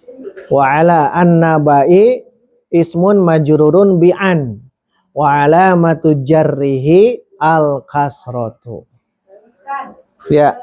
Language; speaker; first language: Arabic; non-native, fluent; Indonesian